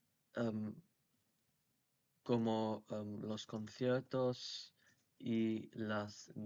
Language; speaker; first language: Spanish; non-native, learner; English